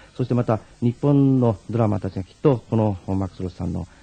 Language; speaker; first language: Japanese; native; Japanese